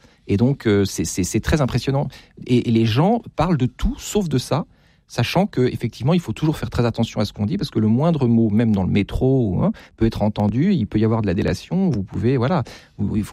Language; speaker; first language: French; native; French